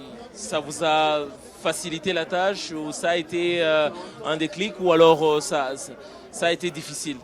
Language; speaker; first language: French; non-native, local second language; Kinyarwanda